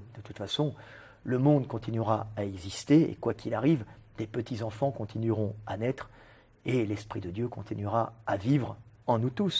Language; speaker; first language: French; native; French